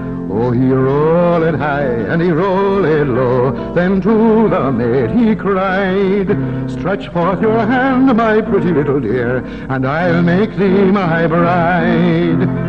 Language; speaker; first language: English; native; English